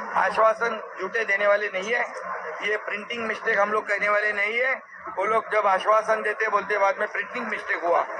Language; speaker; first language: Hindi; non-native, local second language; Marathi